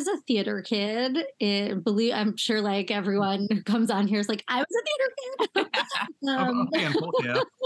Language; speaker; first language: English; native; English